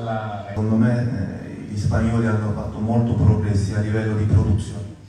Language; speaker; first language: Italian; non-native, fluent; Turkish